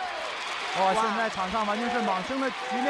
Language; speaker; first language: Chinese; native; Chinese